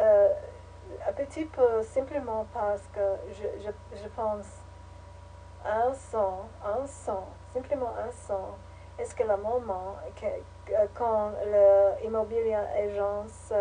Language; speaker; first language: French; non-native, learner; English